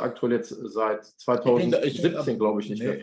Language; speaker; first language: German; native; German